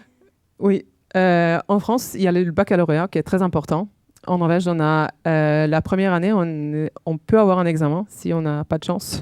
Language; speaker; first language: French; non-native, fluent; Norwegian